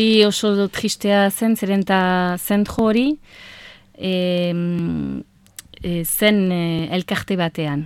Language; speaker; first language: Basque; non-native, local second language; French